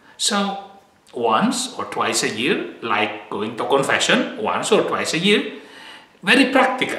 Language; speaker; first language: English; non-native, fluent; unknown